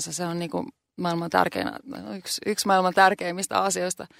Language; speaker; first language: Finnish; native; Finnish